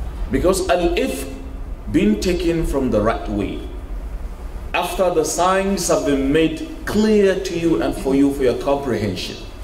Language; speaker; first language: English; non-native, local second language; Hausa